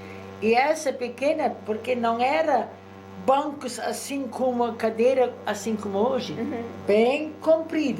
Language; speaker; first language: Portuguese; early bilingual, other home language; German